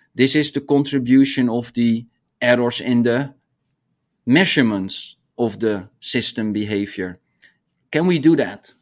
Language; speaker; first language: English; non-native, fluent; Dutch